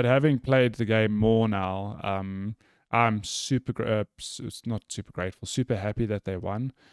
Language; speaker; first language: English; native; English